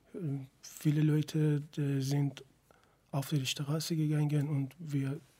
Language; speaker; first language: German; non-native, fluent; Persian